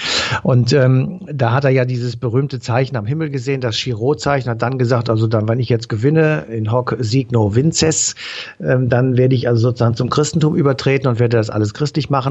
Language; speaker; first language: German; native; German